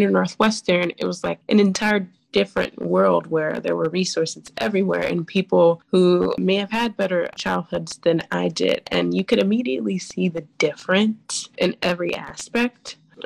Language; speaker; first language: English; native; English